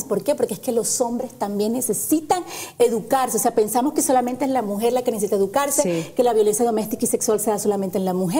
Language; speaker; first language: Spanish; native; Spanish